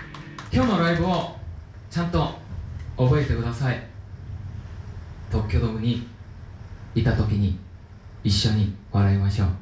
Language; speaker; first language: Japanese; non-native, learner; Korean